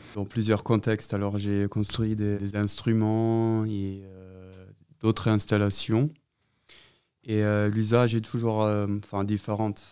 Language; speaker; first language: French; non-native, fluent; German